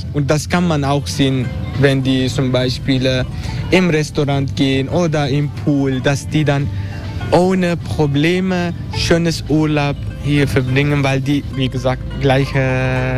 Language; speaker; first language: German; non-native, learner; Turkish